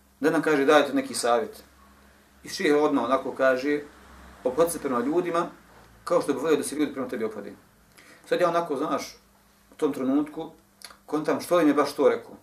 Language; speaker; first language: Bosnian; native; Bosnian